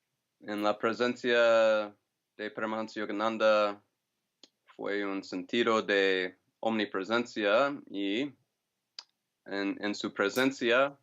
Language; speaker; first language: Spanish; non-native, fluent; English